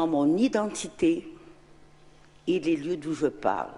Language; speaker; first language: French; non-native, local second language; Arabic